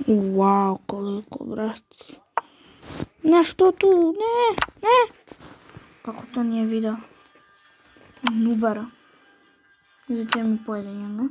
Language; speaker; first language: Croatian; early bilingual, heritage; Croatian